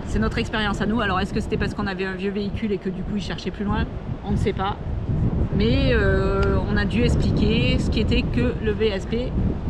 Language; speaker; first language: French; native; French